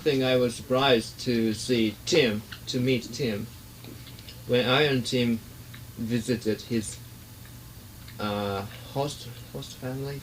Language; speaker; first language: English; non-native, learner; Japanese